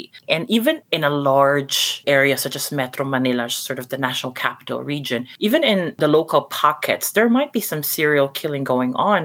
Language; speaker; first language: English; non-native, local second language; Cebuano